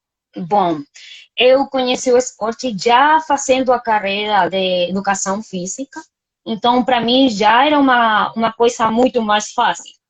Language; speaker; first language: Portuguese; non-native, fluent; Spanish